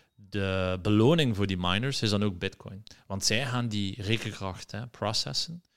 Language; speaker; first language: Dutch; native; Dutch